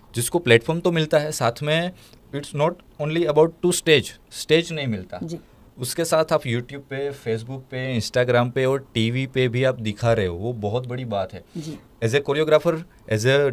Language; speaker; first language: Hindi; non-native, local second language; Gujarati